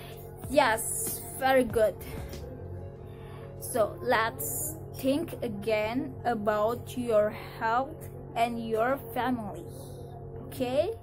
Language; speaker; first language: English; non-native, learner; Indonesian